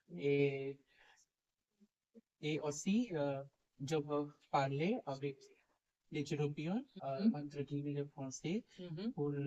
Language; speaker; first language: French; non-native, learner; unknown